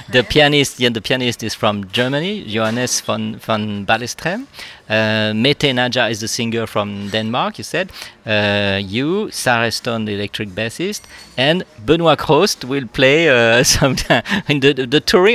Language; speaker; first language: English; non-native, fluent; French